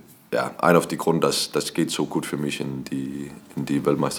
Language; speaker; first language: German; non-native, learner; Danish